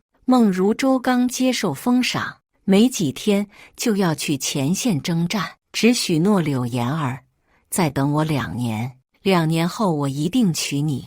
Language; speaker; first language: Chinese; native; Chinese